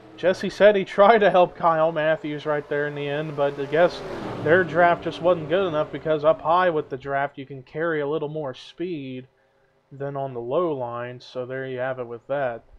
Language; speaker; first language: English; native; English